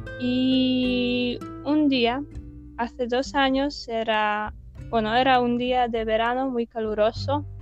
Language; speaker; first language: Spanish; non-native, fluent; Polish